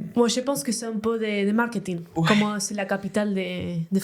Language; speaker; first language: French; non-native, learner; Spanish